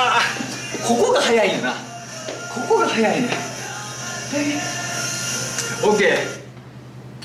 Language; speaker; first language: Japanese; native; Japanese